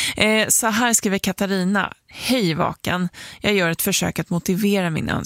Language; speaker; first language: Swedish; native; Swedish